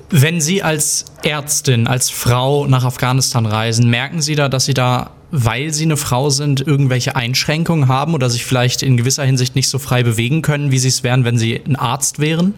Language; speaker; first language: German; native; German